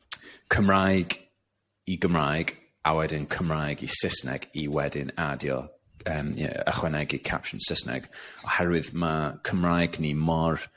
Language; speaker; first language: Welsh; non-native, local second language; English